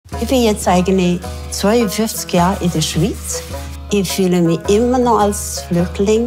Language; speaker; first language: German; non-native, fluent; Tibetan